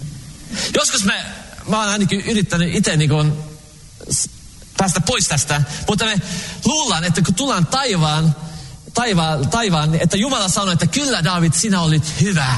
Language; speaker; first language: Finnish; early bilingual, heritage; Finnish